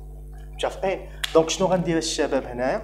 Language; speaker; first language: Arabic; native; Arabic